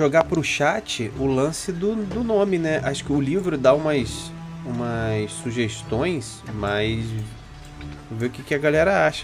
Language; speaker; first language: Portuguese; native; Portuguese